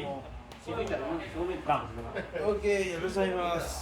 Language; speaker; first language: Japanese; non-native, learner; Tongan